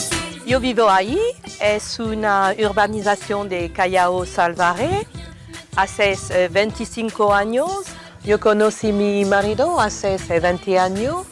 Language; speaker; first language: Spanish; non-native, learner; French